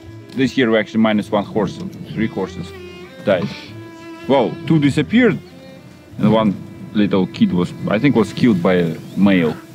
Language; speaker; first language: English; non-native, fluent; Russian